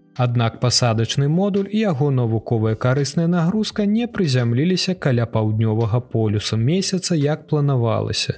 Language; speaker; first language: Belarusian; native; Belarusian